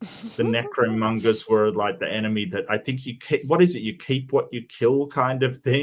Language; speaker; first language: English; native; English